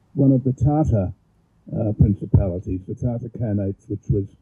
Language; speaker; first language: English; native; English